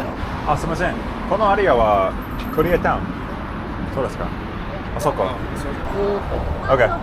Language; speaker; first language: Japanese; non-native, learner; English